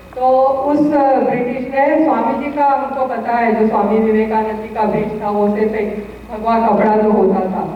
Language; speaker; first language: Hindi; native; Hindi